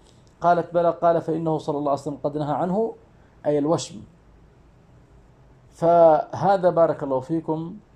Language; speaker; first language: Arabic; native; Arabic